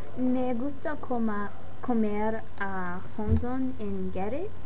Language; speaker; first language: Spanish; non-native, learner; English